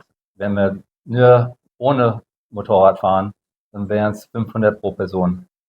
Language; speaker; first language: German; non-native, fluent; English